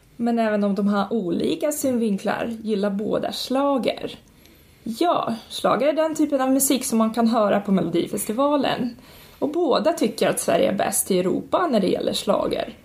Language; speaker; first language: Swedish; non-native, fluent; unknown